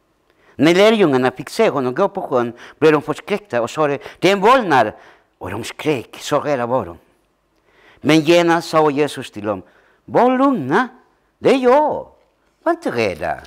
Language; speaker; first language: Swedish; early bilingual, other home language; Spanish